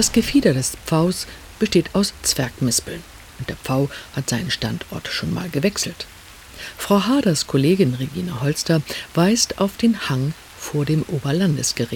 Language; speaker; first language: German; native; German